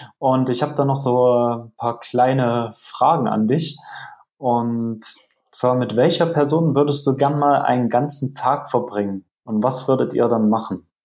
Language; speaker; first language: German; native; German